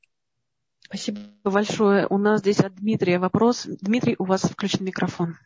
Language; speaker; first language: Russian; native; Russian